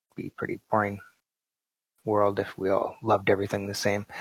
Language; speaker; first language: English; native; English